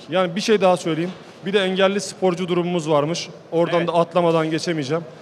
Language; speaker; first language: Turkish; native; Turkish